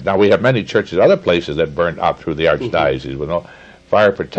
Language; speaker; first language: English; native; English